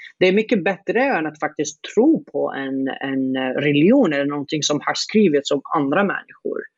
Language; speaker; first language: Swedish; non-native, fluent; Arabic